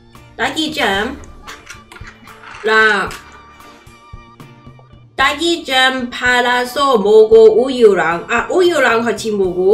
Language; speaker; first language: Korean; non-native, learner; Cantonese